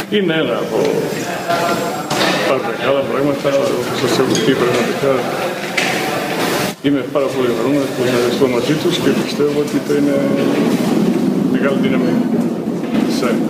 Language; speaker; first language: Greek; non-native, fluent; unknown